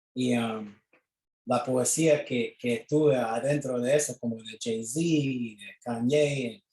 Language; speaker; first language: Spanish; early bilingual, other home language; English